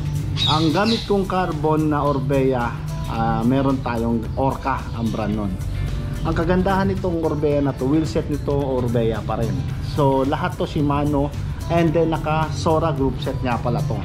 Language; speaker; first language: Filipino; native; Filipino